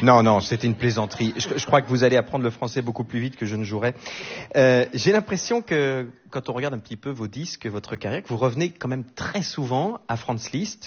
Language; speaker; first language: French; native; French